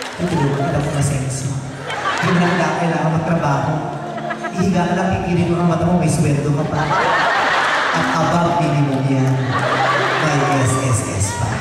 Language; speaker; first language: Filipino; native; Filipino